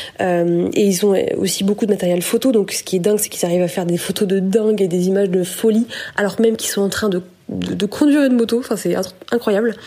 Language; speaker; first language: French; native; French